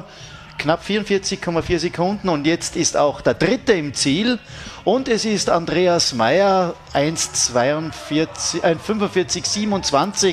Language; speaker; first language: German; native; German